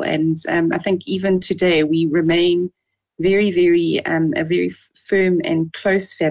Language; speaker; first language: English; native; English